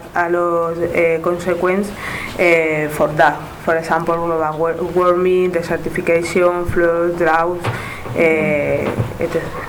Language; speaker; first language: English; non-native, learner; Spanish